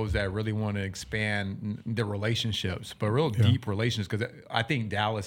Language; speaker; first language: English; native; English